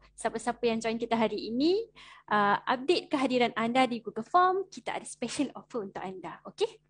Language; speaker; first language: Malay; native; Malay